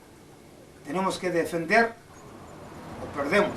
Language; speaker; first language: Spanish; non-native, fluent; Arabic